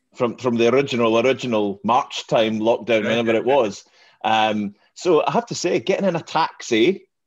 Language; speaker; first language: English; native; English